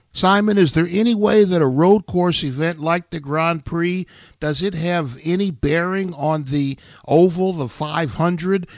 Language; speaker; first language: English; native; English